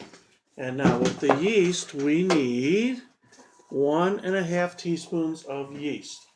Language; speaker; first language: English; native; English